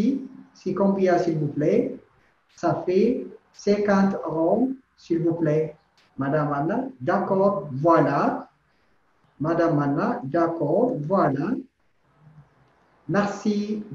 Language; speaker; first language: French; non-native, fluent; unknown